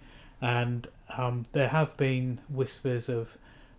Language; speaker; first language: English; native; English